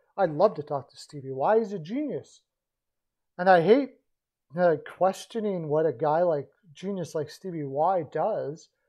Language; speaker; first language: English; native; English